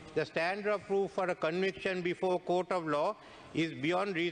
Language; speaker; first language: English; non-native, local second language; Sinhala